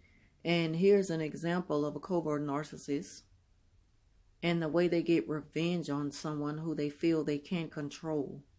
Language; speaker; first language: English; native; English